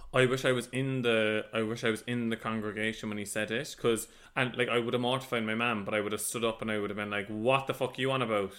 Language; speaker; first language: English; native; English